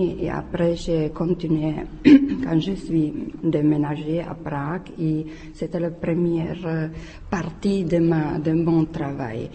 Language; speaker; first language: French; non-native, learner; Czech